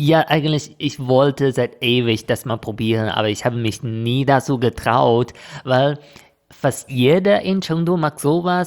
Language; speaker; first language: German; non-native, fluent; Chinese